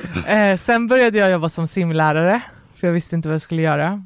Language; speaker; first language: Swedish; native; Swedish